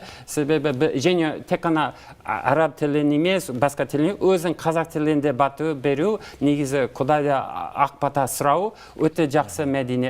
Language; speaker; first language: Kazakh; non-native, learner; English